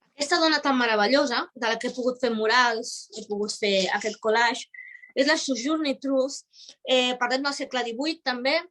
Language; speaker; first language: Catalan; native; Catalan